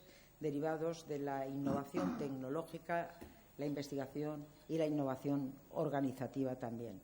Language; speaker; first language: Spanish; native; Spanish